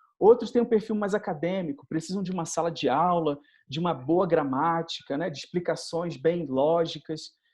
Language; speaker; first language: Portuguese; native; Portuguese